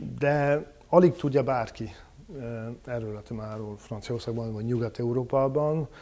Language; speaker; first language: Hungarian; non-native, fluent; French